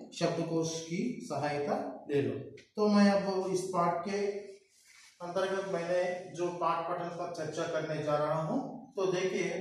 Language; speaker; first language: Hindi; non-native, local second language; Telugu